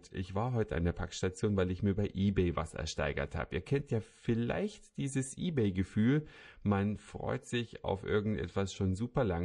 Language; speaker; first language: German; native; German